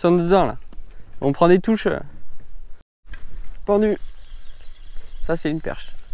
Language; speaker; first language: French; native; French